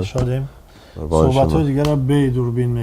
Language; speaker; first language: Persian; native; Persian